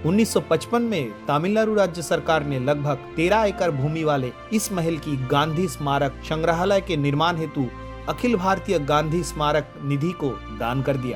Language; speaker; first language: Hindi; non-native, local second language; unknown